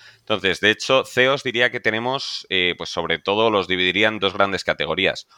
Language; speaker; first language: Spanish; native; Spanish